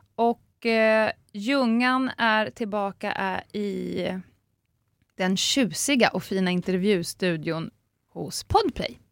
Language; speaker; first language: Swedish; native; Swedish